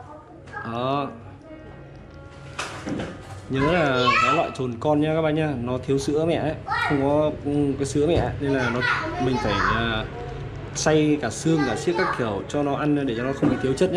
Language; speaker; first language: Vietnamese; native; Vietnamese